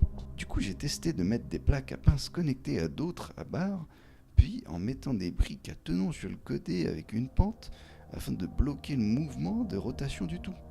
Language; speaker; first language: French; native; French